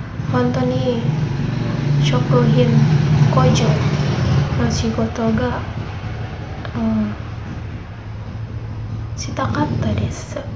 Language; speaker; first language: Japanese; non-native, learner; Indonesian